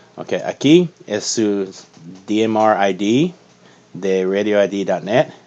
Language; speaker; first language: Spanish; non-native, learner; English